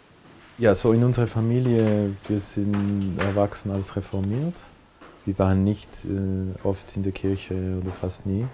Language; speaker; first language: German; non-native, local second language; French